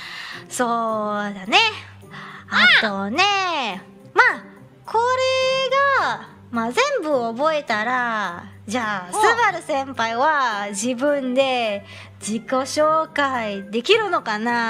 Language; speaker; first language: Japanese; non-native, fluent; Indonesian